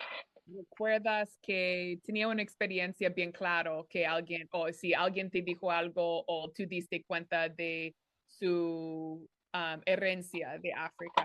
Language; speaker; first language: Spanish; non-native, fluent; English